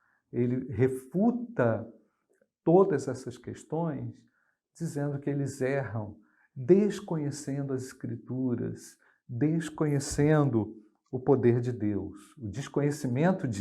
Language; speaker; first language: Portuguese; native; Portuguese